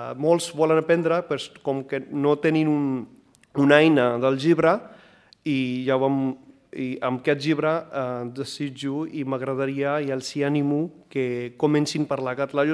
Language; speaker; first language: Catalan; non-native, fluent; Punjabi